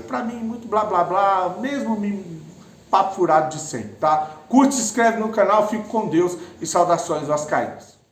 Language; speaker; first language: Portuguese; native; Portuguese